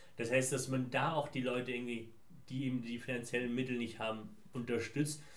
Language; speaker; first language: German; early bilingual, other home language; Persian